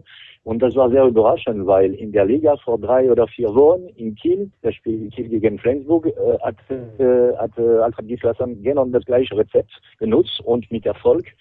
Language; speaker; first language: German; non-native, fluent; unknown